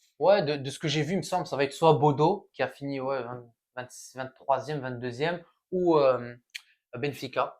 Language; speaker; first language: French; native; French